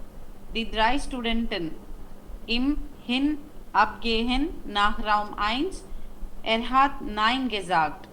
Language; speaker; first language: German; non-native, learner; Hindi